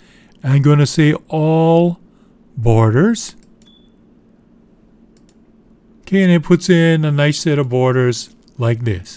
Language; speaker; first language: English; native; English